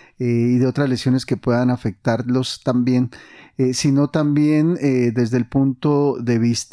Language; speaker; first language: Spanish; native; Spanish